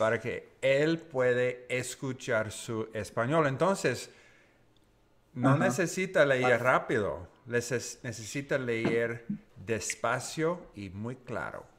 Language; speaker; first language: Spanish; non-native, learner; English